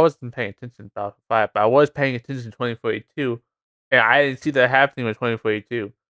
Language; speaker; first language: English; native; English